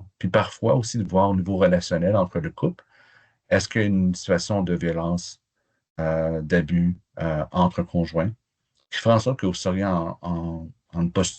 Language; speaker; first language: French; native; French